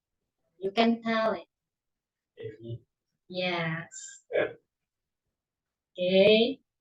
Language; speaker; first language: English; non-native, learner; Indonesian